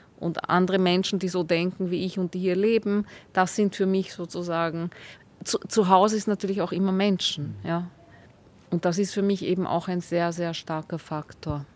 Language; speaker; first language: German; native; German